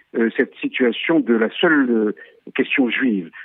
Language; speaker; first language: French; native; French